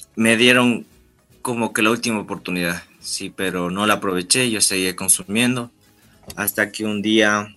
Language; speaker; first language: Spanish; native; Spanish